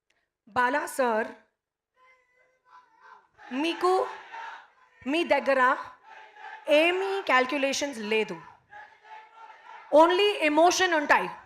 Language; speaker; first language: Telugu; non-native, local second language; Hindi